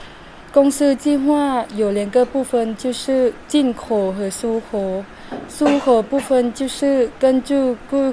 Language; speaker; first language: Chinese; non-native, learner; Lao